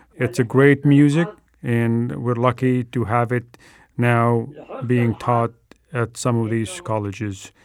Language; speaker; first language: English; non-native, fluent; Arabic